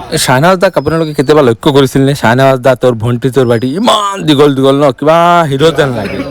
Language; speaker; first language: Assamese; non-native, local second language; Bangla